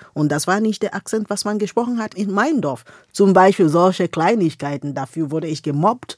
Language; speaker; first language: German; non-native, fluent; Igbo